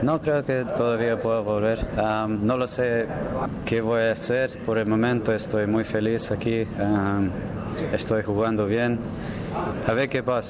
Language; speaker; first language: Spanish; early bilingual, heritage; English